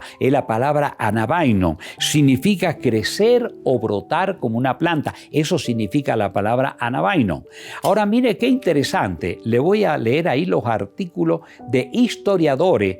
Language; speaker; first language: Spanish; native; Spanish